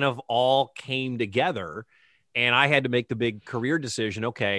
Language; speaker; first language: English; native; English